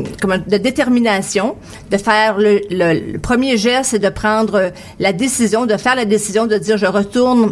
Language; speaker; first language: French; native; French